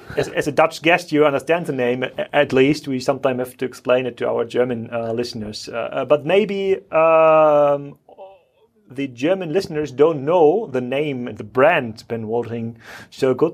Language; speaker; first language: English; non-native, fluent; German